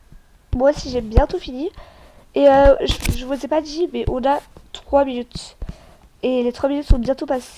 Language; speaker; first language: French; native; French